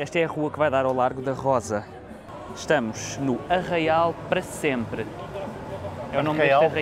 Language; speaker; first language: Portuguese; native; Portuguese